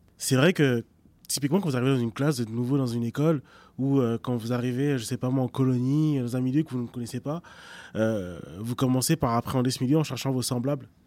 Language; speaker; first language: French; early bilingual, other home language; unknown